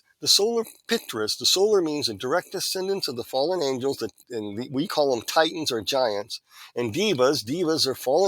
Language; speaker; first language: English; native; English